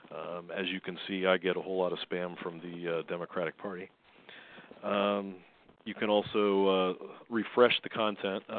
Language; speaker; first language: English; native; English